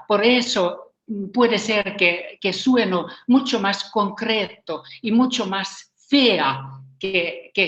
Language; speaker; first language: Spanish; non-native, fluent; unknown